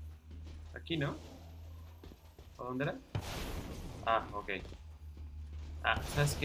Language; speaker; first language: Spanish; native; Spanish